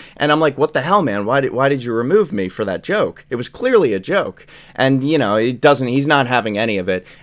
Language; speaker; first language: English; native; English